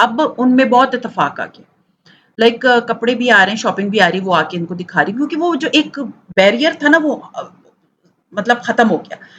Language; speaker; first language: Urdu; non-native, local second language; Pashto